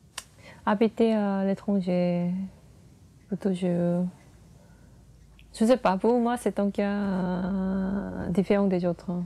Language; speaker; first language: French; non-native, fluent; Korean